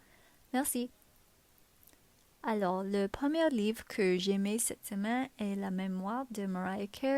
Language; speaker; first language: French; non-native, learner; English